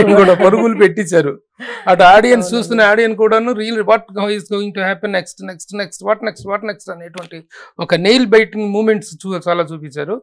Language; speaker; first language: Telugu; native; Telugu